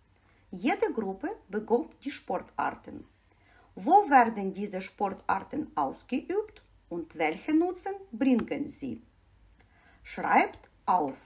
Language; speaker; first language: German; non-native, fluent; Ukrainian